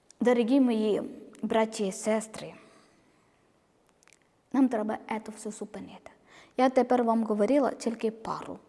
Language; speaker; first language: Ukrainian; non-native, learner; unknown